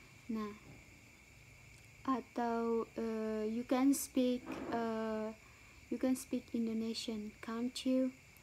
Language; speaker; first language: English; non-native, learner; Indonesian